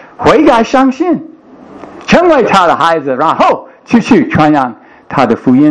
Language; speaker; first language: Chinese; non-native, fluent; English